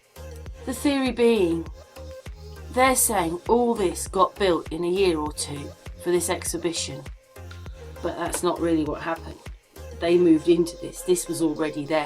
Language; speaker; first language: English; native; English